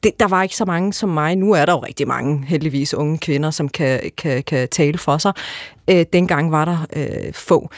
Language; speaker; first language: Danish; early bilingual, other home language; Arabic